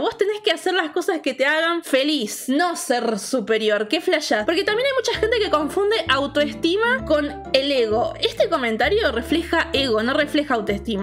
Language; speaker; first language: Spanish; native; Spanish